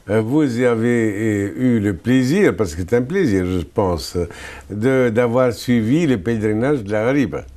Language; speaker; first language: French; non-native, local second language; Arabic